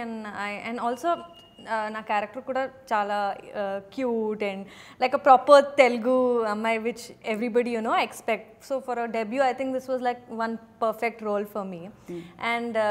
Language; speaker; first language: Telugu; non-native, learner; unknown